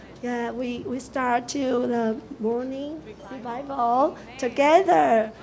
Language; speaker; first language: English; non-native, local second language; Chinese